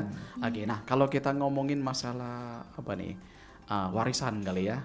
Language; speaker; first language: Indonesian; native; Indonesian